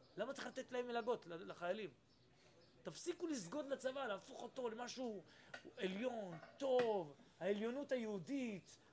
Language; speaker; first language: Hebrew; native; Hebrew